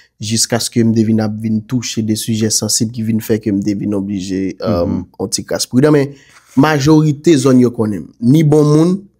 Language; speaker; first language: Haitian Creole; native; Haitian Creole